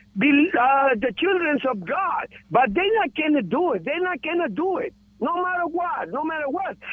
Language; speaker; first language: English; non-native, learner; Spanish